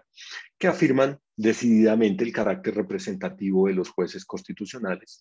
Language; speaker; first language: Spanish; native; Spanish